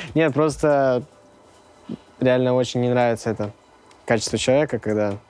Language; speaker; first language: Russian; native; Russian